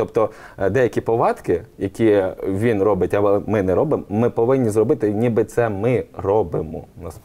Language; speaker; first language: Ukrainian; native; Ukrainian